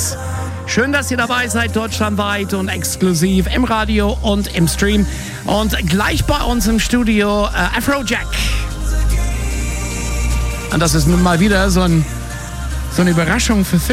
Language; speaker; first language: German; native; German